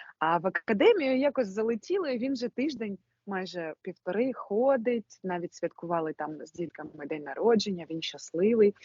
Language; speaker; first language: Ukrainian; non-native, local second language; Russian